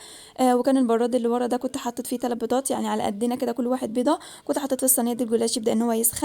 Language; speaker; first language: Arabic; native; Arabic